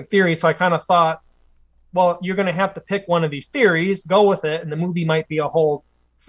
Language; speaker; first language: English; native; English